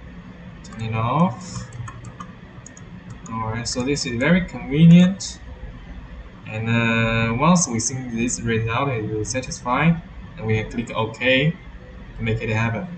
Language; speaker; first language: English; non-native, fluent; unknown